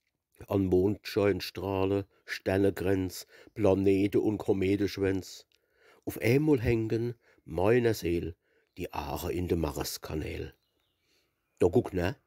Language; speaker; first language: German; native; German